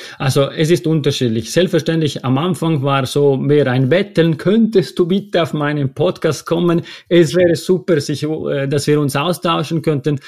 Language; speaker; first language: German; non-native, local second language; Italian